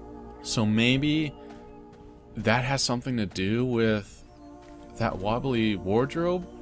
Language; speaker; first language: English; native; English